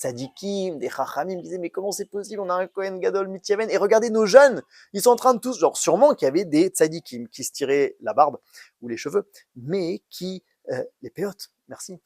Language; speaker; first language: French; native; French